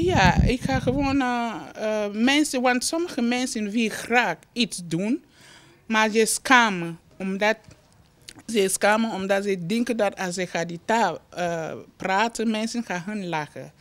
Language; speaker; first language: Dutch; non-native, learner; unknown